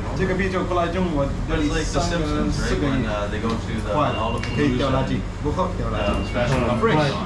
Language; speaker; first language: Chinese; non-native, learner; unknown